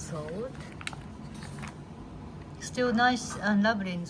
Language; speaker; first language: English; non-native, fluent; Japanese